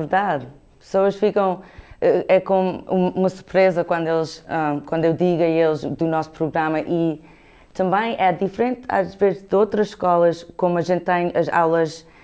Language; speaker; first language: Portuguese; early bilingual, heritage; Portuguese